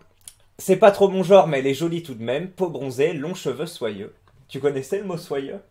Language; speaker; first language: French; native; French